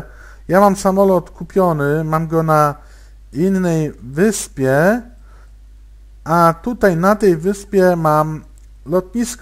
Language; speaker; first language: Polish; native; Polish